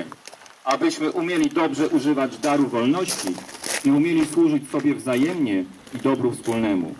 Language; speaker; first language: Polish; native; Polish